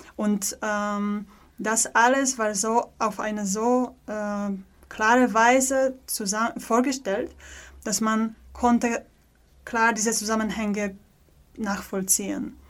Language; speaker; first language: German; non-native, fluent; Polish